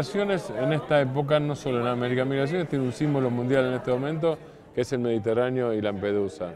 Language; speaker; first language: Spanish; native; Spanish